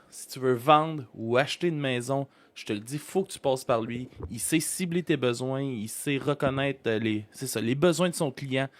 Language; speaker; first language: French; native; French